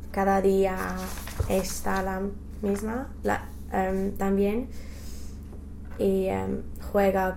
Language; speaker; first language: Spanish; non-native, learner; English